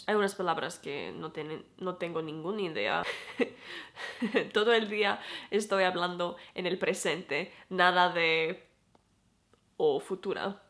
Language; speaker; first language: Spanish; non-native, learner; German